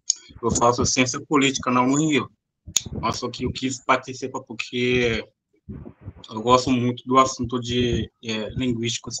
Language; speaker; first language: Portuguese; non-native, fluent; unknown